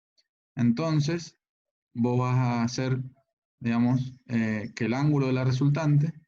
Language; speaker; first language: Spanish; native; Spanish